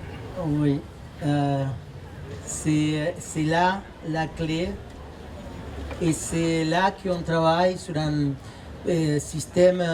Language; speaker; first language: French; non-native, fluent; Spanish